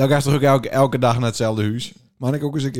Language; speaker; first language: Dutch; native; Dutch